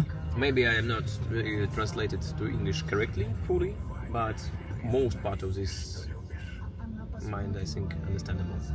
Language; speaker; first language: English; non-native, fluent; Russian